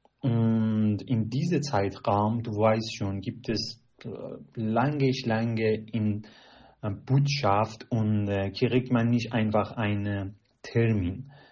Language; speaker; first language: German; non-native, fluent; Persian